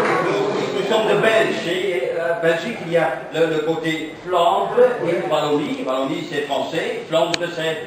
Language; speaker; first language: French; non-native, local second language; Dutch